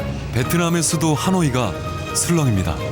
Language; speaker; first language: Korean; native; Korean